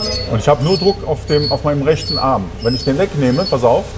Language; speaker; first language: German; native; German